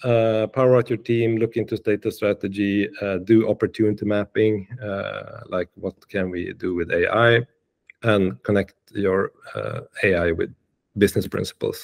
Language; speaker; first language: English; non-native, fluent; Swedish